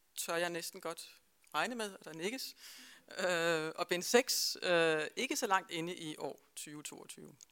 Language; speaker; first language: Danish; native; Danish